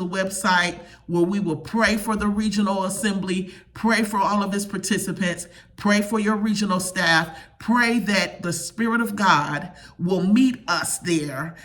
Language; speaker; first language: English; native; English